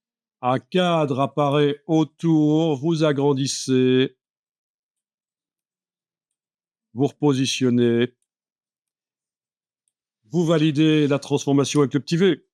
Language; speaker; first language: French; native; French